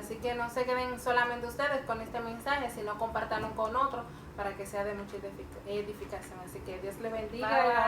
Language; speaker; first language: Spanish; native; Spanish